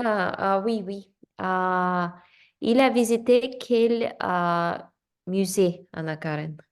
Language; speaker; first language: French; non-native, learner; English